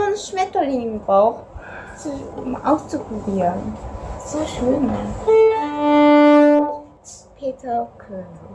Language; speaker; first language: German; non-native, fluent; Korean